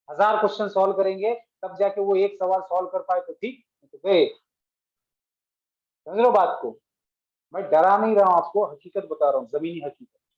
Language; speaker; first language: Hindi; non-native, local second language; Marathi